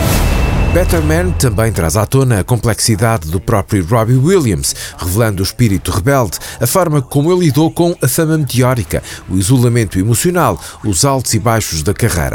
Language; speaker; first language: Portuguese; native; Portuguese